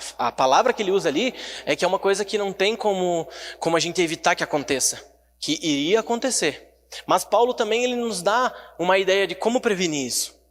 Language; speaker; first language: Portuguese; native; Portuguese